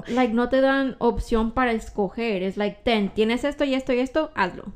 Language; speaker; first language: Spanish; early bilingual, heritage; Spanish